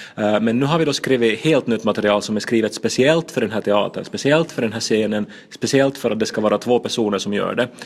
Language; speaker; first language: Swedish; native; Swedish